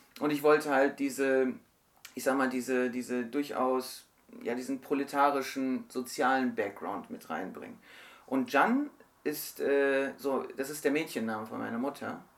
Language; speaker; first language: German; early bilingual, other home language; Turkish